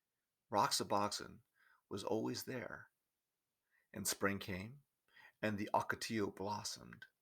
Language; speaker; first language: English; native; English